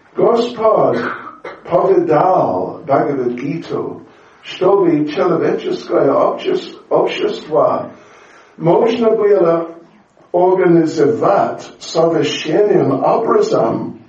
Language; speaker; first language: Russian; non-native, learner; English